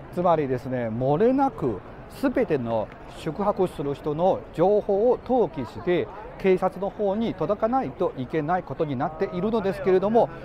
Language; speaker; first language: Japanese; non-native, fluent; Chinese